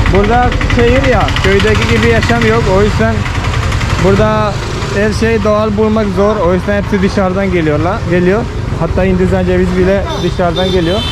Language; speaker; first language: Turkish; non-native, fluent; Malayalam